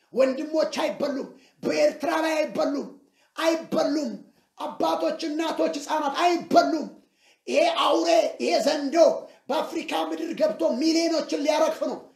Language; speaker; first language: Amharic; native; Amharic